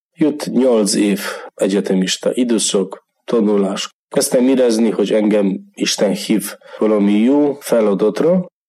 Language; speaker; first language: Hungarian; non-native, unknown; Polish